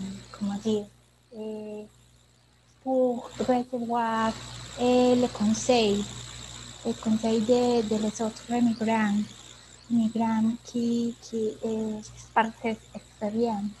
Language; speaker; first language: French; non-native, learner; Spanish